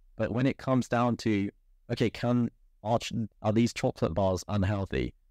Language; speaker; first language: English; native; English